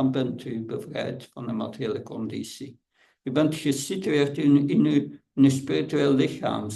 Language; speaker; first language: Dutch; non-native, fluent; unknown